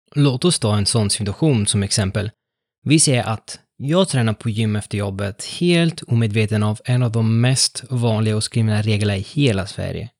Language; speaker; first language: Swedish; non-native, fluent; Italian